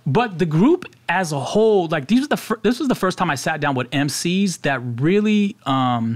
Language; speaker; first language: English; native; English